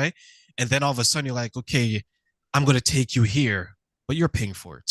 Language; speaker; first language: English; native; English